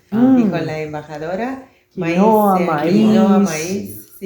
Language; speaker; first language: Spanish; non-native, fluent; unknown